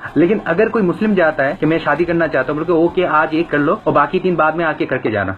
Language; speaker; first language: Hindi; non-native, fluent; Bangla